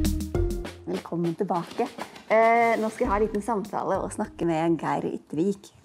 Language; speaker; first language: Norwegian; native; Norwegian